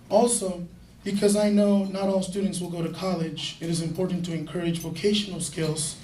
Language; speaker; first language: English; early bilingual, other home language; Spanish